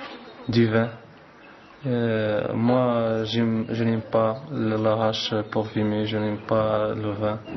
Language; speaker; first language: French; non-native, learner; Arabic